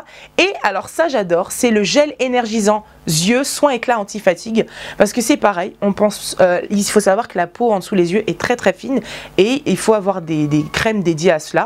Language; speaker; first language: French; native; French